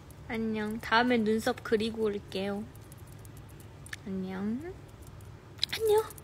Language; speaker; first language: Korean; non-native, fluent; Chinese